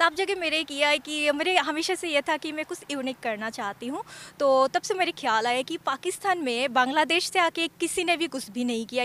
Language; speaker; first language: Hindi; non-native, fluent; Bangla